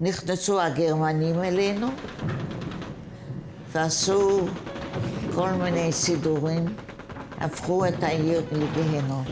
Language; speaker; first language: Hebrew; non-native, fluent; Yiddish